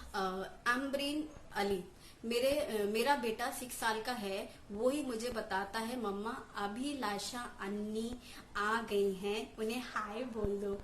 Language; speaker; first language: Hindi; native; Hindi